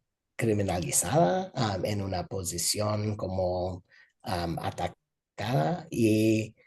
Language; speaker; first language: Spanish; non-native, fluent; English